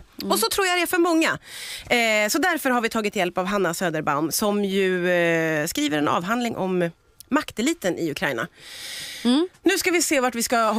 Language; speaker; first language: Swedish; native; Swedish